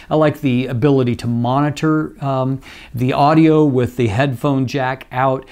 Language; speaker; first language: English; native; English